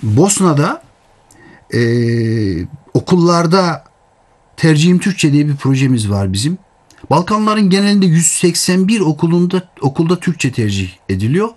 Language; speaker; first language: Turkish; native; Turkish